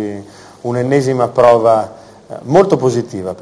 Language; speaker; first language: Italian; native; Italian